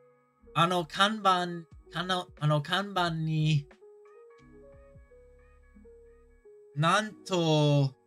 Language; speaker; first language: Japanese; non-native, learner; English